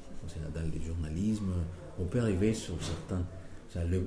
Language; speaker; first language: French; non-native, fluent; Spanish